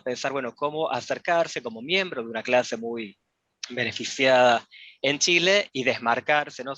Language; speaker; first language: Spanish; native; Spanish